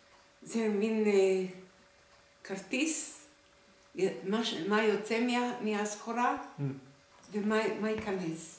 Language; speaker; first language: Hebrew; non-native, fluent; Hungarian